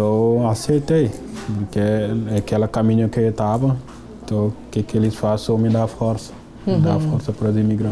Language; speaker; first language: Portuguese; non-native, fluent; Wolof